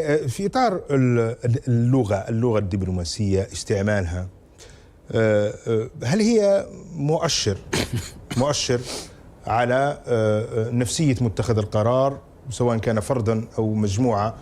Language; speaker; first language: Arabic; native; Arabic